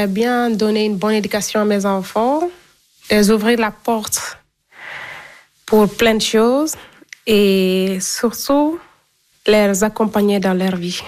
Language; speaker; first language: French; non-native, fluent; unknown